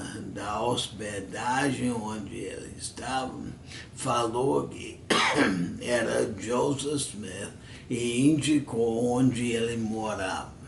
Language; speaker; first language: Portuguese; non-native, fluent; English